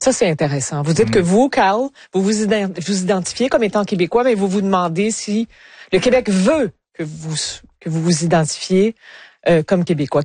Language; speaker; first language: French; native; French